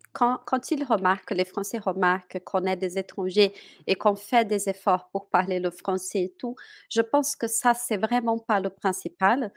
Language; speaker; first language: French; non-native, fluent; Portuguese